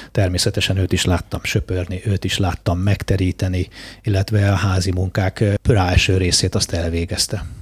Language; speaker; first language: Hungarian; native; Hungarian